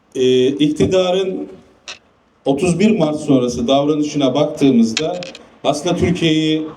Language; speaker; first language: Turkish; native; Turkish